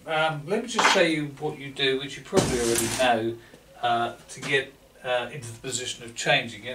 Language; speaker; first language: English; native; English